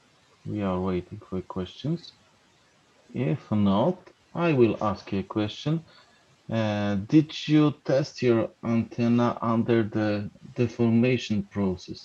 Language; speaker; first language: English; non-native, fluent; Polish